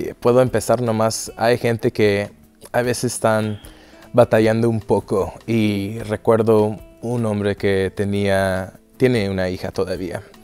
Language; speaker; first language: Spanish; early bilingual, heritage; Spanish